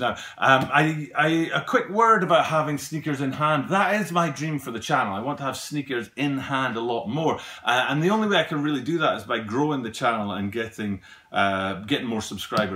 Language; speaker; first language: English; native; English